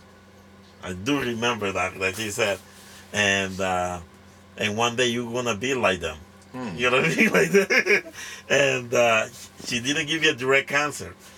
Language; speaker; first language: English; non-native, fluent; Spanish